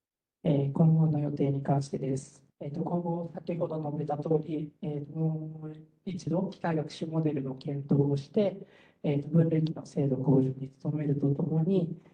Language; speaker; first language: Japanese; native; Japanese